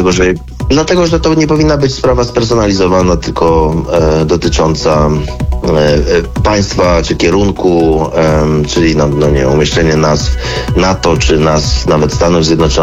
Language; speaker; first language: Polish; native; Polish